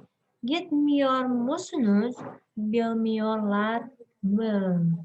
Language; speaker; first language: Turkish; non-native, learner; Indonesian